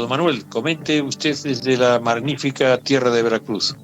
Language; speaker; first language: Spanish; native; Spanish